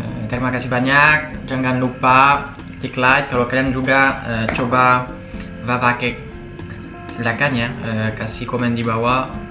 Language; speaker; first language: Indonesian; non-native, fluent; French